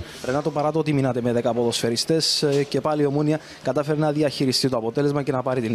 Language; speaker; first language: Greek; native; Greek